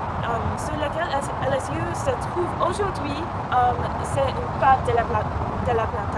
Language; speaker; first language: French; non-native, learner; English